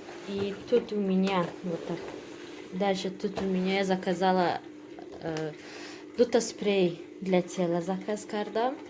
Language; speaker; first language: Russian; non-native, learner; Tajik